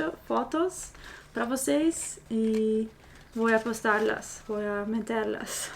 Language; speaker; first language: Portuguese; non-native, learner; English